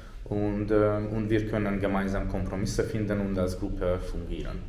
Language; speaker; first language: German; non-native, fluent; Hungarian